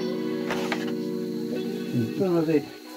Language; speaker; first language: Spanish; native; Spanish